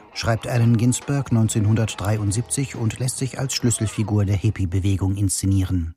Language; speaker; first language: German; native; German